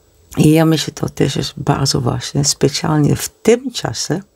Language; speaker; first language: Polish; non-native, learner; Dutch